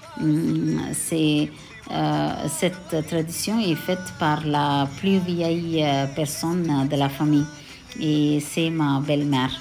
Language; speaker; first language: French; non-native, local second language; Tamil